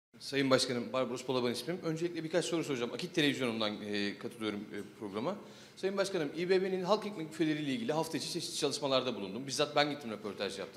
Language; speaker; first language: Turkish; native; Turkish